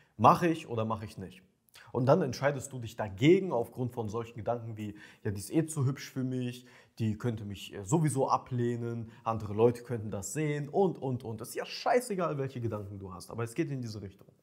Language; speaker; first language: German; early bilingual, other home language; Ukrainian